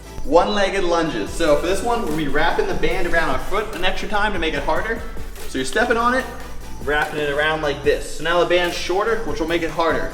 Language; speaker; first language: English; native; English